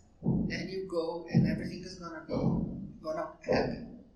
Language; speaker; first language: English; non-native, fluent; Portuguese